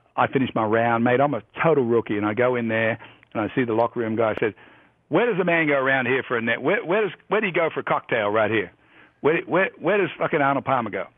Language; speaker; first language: English; native; English